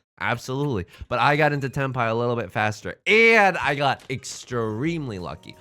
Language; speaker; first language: English; native; English